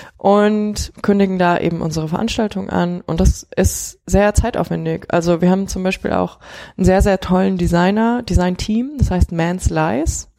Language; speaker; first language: German; early bilingual, heritage; Chinese